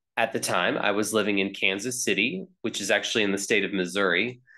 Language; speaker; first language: English; native; English